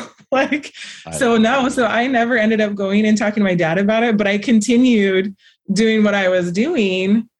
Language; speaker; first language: English; native; English